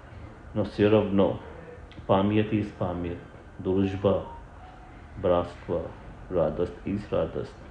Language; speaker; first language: Russian; non-native, learner; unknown